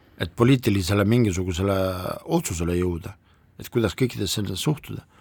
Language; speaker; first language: Estonian; non-native, local second language; Russian